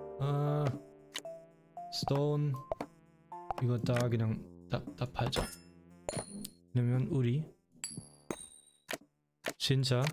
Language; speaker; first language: Korean; non-native, learner; German